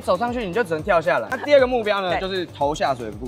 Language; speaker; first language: Chinese; native; Chinese